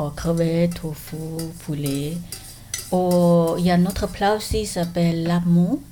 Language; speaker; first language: French; non-native, learner; Thai